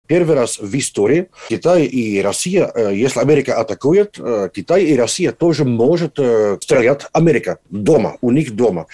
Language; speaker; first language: Russian; non-native, learner; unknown